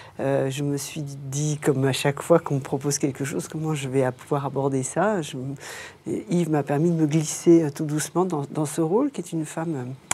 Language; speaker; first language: French; native; French